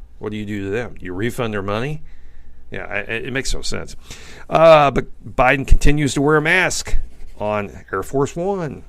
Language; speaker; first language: English; native; English